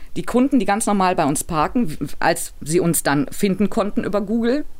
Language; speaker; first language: German; native; German